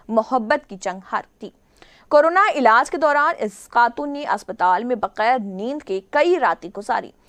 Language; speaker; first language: Urdu; native; Urdu